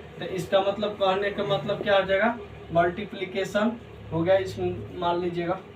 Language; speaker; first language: Hindi; native; Hindi